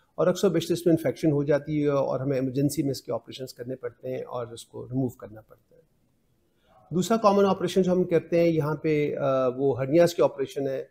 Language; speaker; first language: Urdu; non-native, local second language; Punjabi